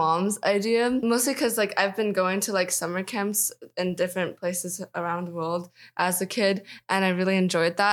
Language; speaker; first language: English; non-native, local second language; Cantonese